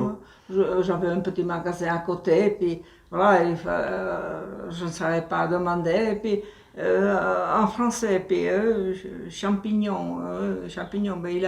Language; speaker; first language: French; non-native, local second language; Basque